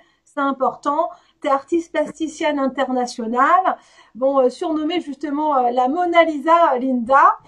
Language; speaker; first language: French; native; French